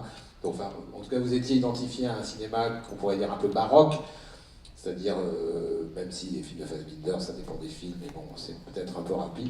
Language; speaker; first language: French; native; French